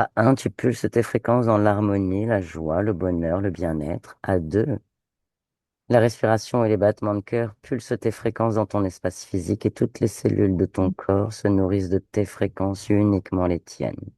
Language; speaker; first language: French; native; French